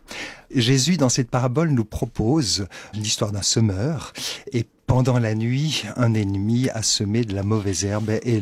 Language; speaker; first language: French; native; French